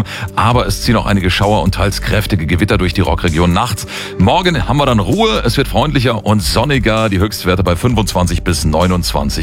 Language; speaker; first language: German; native; German